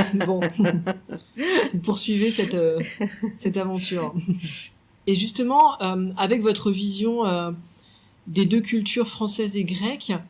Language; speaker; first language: French; native; French